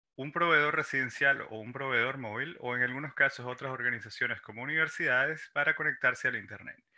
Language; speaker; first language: Spanish; native; Spanish